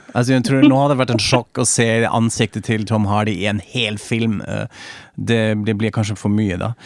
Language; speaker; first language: Norwegian; non-native, fluent; German